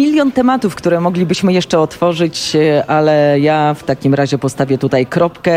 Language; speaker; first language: Polish; native; Polish